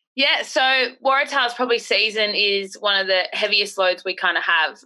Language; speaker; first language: English; native; English